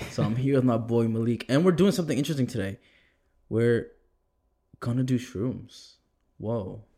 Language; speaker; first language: English; native; English